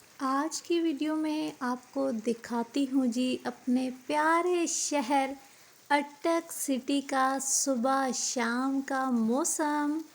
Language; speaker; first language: Urdu; non-native, local second language; Punjabi